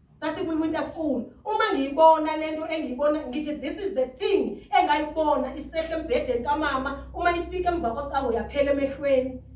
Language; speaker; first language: Zulu; non-native, local second language; Xhosa